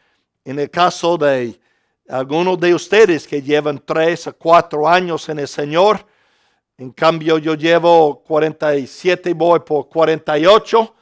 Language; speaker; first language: Spanish; non-native, fluent; English